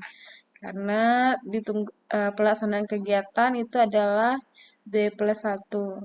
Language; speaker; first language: Indonesian; native; Indonesian